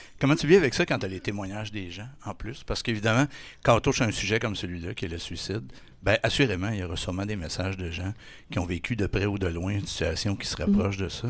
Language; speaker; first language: French; native; French